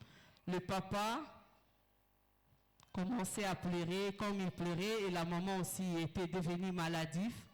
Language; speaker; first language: French; non-native, local second language; Lingala